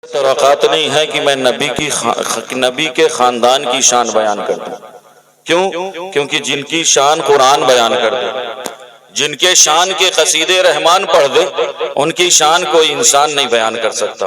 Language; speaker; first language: Urdu; native; Urdu